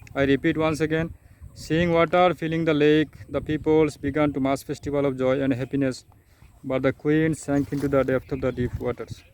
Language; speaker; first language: English; non-native, local second language; Bangla